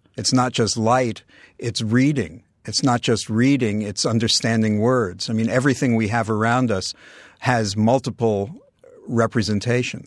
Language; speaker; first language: English; native; English